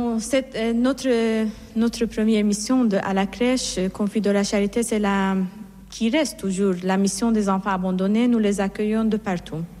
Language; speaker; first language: French; non-native, fluent; Persian